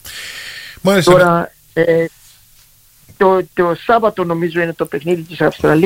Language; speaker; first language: Greek; early bilingual, heritage; Greek